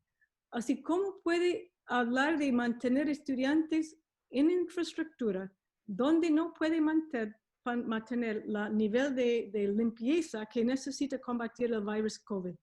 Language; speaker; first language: Spanish; non-native, fluent; English